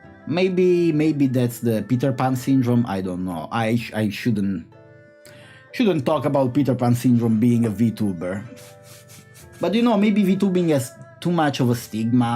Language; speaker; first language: English; non-native, fluent; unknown